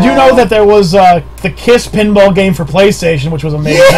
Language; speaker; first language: English; native; English